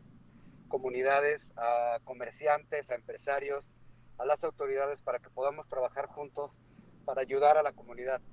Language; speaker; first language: Spanish; native; Spanish